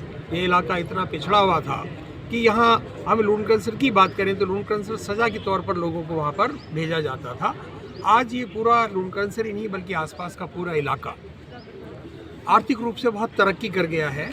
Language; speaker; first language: Hindi; native; Hindi